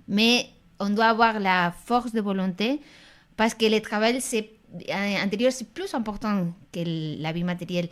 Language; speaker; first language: French; non-native, fluent; Spanish